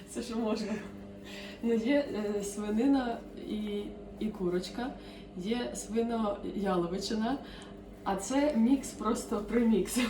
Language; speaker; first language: Ukrainian; non-native, local second language; Russian